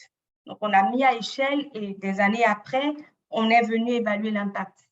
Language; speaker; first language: French; native; French